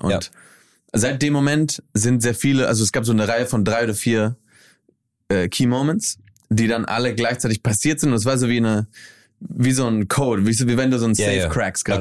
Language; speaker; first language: German; early bilingual, heritage; German